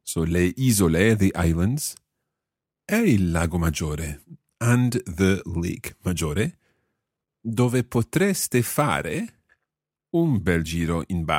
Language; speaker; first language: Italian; non-native, fluent; English